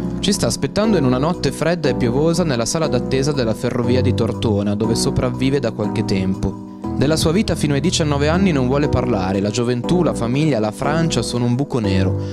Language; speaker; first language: Italian; native; Italian